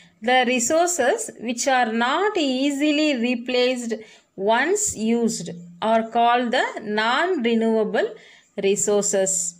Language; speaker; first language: English; non-native, local second language; Tamil